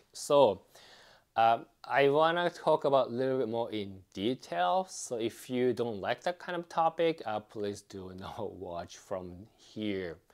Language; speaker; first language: English; non-native, fluent; Japanese